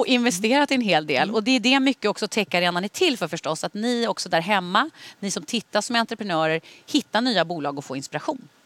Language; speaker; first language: Swedish; native; Swedish